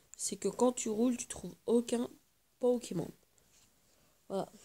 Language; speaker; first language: French; native; French